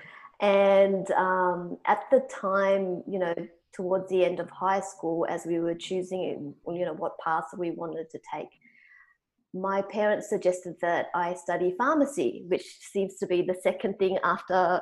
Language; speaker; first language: English; native; English